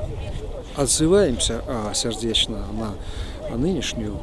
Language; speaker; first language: Russian; native; Russian